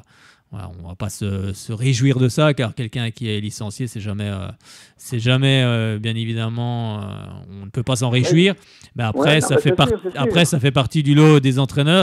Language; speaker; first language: French; native; French